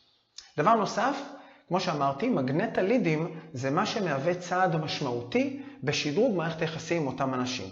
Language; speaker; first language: Hebrew; native; Hebrew